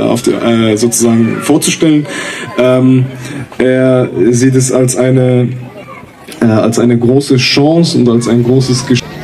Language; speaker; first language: German; early bilingual, other home language; Turkish